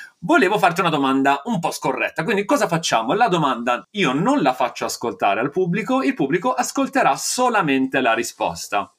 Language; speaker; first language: Italian; native; Italian